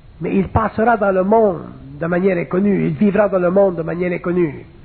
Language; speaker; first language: French; native; French